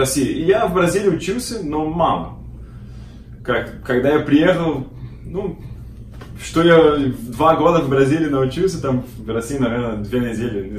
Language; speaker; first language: Russian; non-native, learner; Portuguese